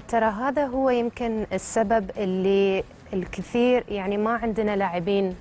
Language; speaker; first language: Arabic; native; Arabic